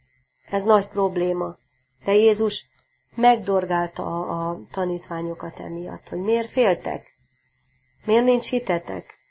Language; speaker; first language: Hungarian; native; Hungarian